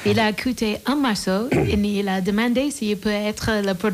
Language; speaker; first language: French; non-native, learner; English